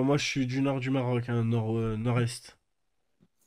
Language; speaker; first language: French; native; French